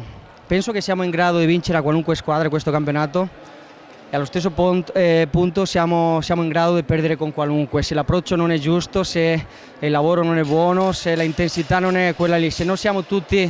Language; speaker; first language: Italian; non-native, fluent; Spanish